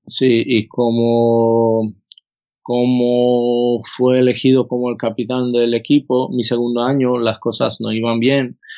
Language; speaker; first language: Spanish; non-native, fluent; Croatian